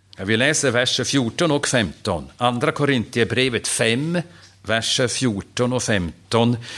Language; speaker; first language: Swedish; non-native, fluent; German